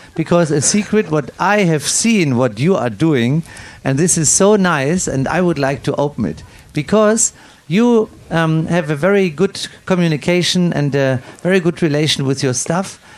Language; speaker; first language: English; non-native, fluent; German